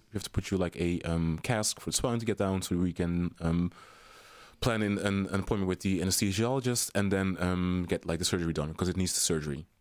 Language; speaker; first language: English; non-native, fluent; Dutch